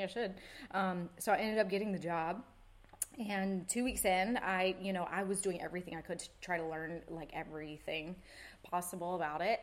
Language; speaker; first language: English; native; English